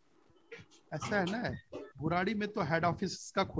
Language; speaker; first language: Hindi; native; Hindi